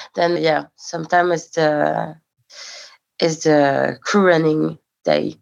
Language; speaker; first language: English; non-native, fluent; French